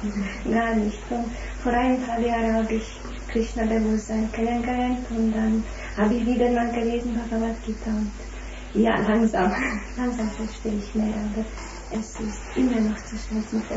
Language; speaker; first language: German; non-native, learner; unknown